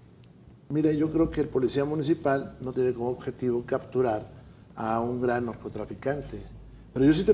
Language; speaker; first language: Spanish; native; Spanish